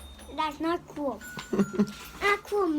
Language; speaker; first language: English; native; English